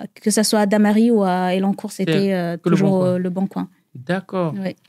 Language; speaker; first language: French; non-native, local second language; Rundi